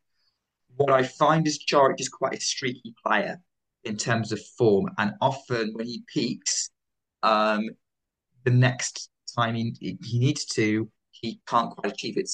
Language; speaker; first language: English; native; English